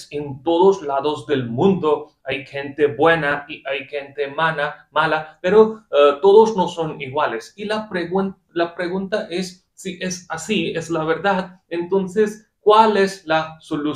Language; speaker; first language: Spanish; non-native, fluent; Hindi